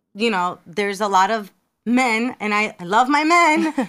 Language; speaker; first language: English; native; English